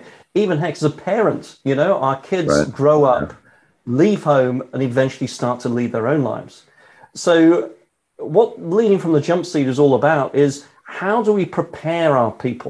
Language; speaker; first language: English; native; English